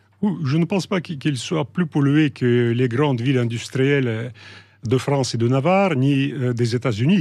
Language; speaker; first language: French; non-native, fluent; Russian